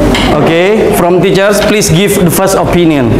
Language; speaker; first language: English; non-native, fluent; Indonesian